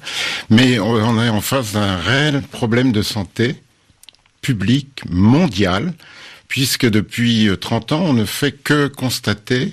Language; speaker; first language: French; native; French